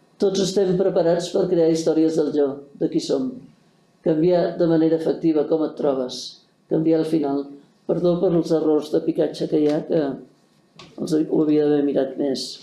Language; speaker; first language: Catalan; native; Catalan